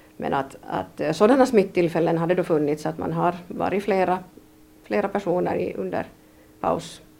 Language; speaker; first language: Swedish; native; Swedish